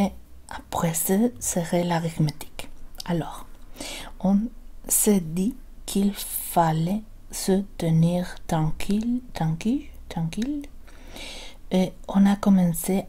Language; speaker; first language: French; non-native, learner; Spanish